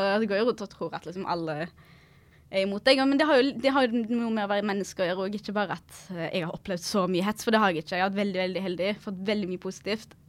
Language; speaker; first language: Norwegian; early bilingual, other home language; Arabic